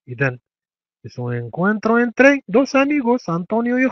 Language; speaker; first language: Spanish; non-native, fluent; Arabic